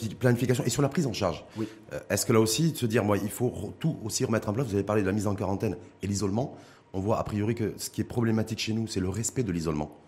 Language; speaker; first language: French; non-native, local second language; Arabic